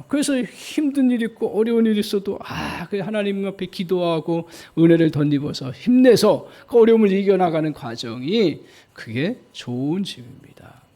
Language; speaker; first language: Korean; native; Korean